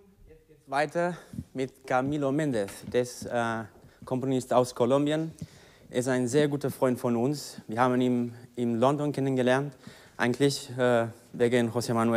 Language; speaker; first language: German; non-native, learner; Spanish